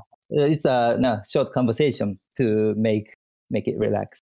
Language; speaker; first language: English; non-native, learner; Japanese